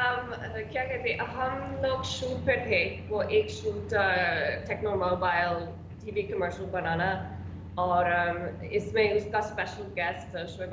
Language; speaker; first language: Hindi; non-native, learner; English